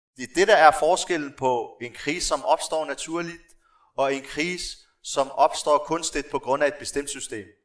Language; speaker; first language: Danish; non-native, local second language; Arabic